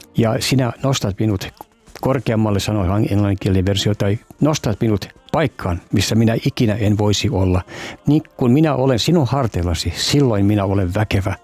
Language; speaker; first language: Finnish; native; Finnish